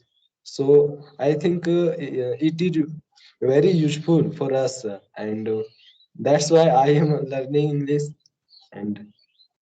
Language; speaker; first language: English; non-native, learner; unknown